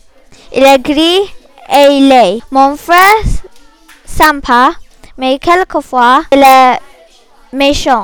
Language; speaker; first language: French; non-native, learner; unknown